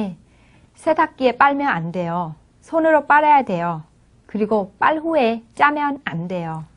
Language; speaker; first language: Korean; non-native, fluent; Vietnamese